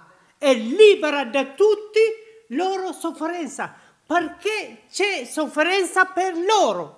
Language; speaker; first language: Italian; non-native, learner; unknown